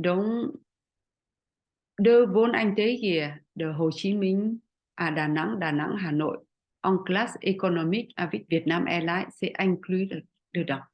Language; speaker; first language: French; non-native, fluent; Vietnamese